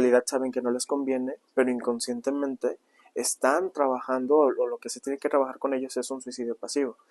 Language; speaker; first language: Spanish; native; Spanish